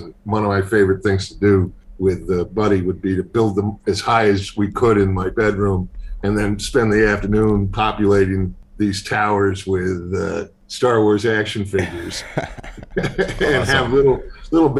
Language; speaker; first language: English; native; English